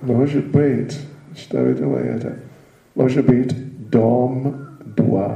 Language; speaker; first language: Russian; non-native, learner; English